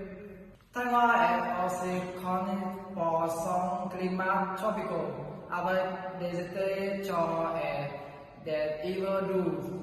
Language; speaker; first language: French; non-native, learner; Vietnamese